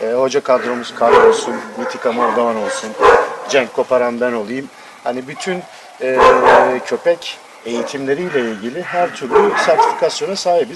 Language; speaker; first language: Turkish; native; Turkish